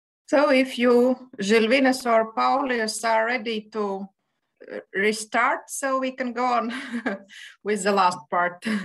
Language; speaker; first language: English; non-native, fluent; Latvian